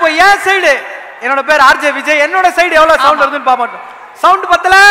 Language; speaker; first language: Tamil; native; Tamil